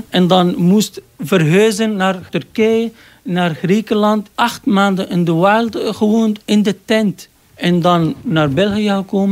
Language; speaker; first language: Dutch; non-native, learner; Arabic